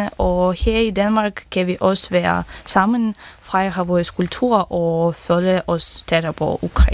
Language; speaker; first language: Danish; non-native, learner; Ukrainian